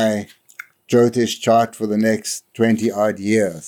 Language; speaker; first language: English; native; English